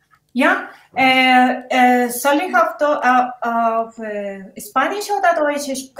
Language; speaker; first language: German; non-native, learner; Spanish